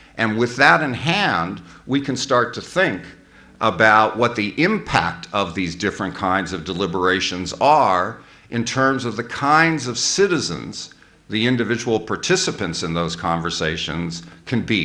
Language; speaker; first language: English; native; English